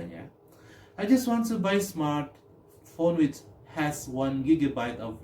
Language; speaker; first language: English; non-native, fluent; Indonesian